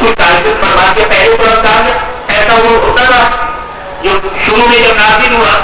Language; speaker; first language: Urdu; non-native, local second language; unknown